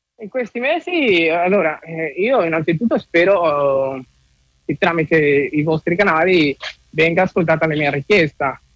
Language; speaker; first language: Italian; non-native, fluent; Spanish